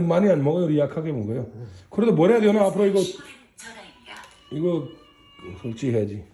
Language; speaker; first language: Korean; non-native, learner; Hindi